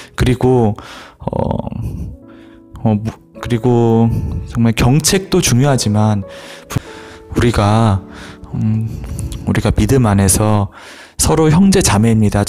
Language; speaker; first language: Korean; native; Korean